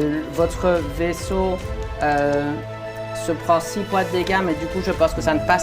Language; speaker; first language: French; native; French